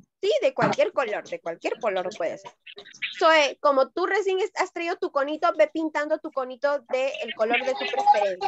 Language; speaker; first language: Spanish; native; Spanish